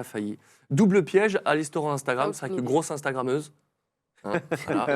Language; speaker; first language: French; native; French